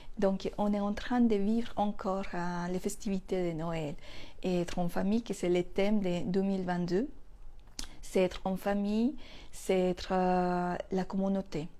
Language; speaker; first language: French; non-native, fluent; Spanish